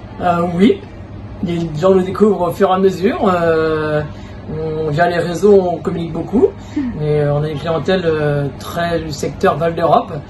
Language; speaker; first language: French; native; French